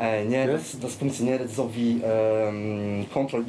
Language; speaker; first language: German; non-native, learner; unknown